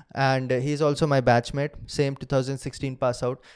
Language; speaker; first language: English; non-native, local second language; Hindi